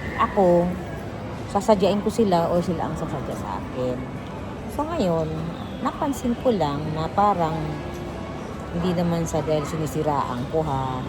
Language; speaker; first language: Filipino; non-native, local second language; Cebuano